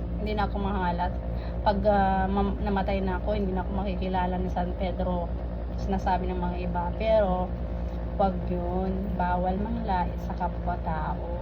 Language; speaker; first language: Filipino; non-native, local second language; Iloko